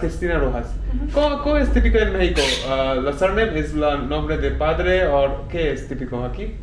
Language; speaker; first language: Spanish; non-native, learner; Hindi